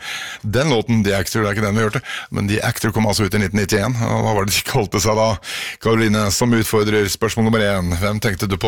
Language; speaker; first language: Norwegian; native; Norwegian